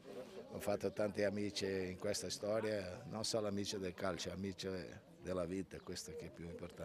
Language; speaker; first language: Italian; non-native, fluent; Portuguese